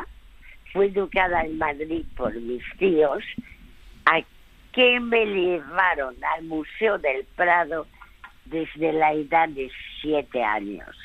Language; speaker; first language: Spanish; early bilingual, other home language; French